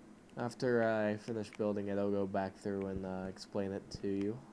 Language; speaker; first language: English; native; English